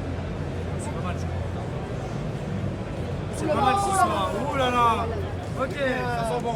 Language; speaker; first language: French; native; French